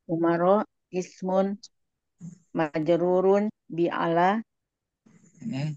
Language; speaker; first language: Arabic; non-native, learner; Indonesian